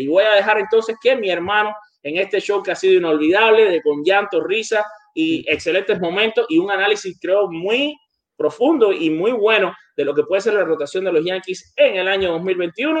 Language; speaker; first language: Spanish; native; Spanish